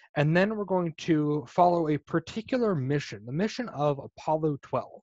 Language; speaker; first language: English; native; English